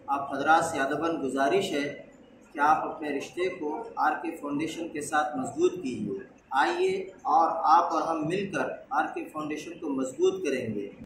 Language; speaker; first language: Hindi; non-native, local second language; Urdu